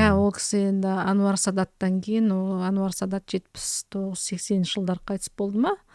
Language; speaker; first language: Kazakh; early bilingual, heritage; Kazakh